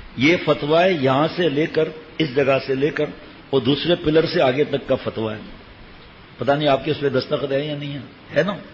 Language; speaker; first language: Urdu; native; Urdu